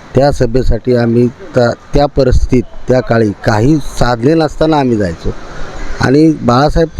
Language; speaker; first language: Marathi; native; Marathi